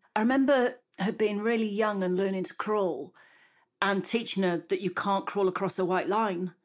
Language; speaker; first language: English; native; English